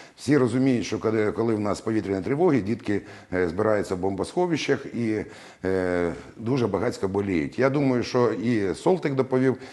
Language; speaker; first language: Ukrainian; native; Ukrainian